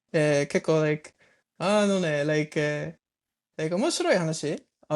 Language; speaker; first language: Japanese; non-native, learner; English